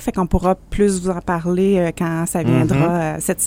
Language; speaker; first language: French; native; French